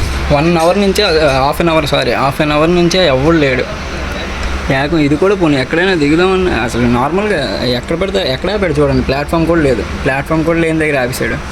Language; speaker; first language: Telugu; native; Telugu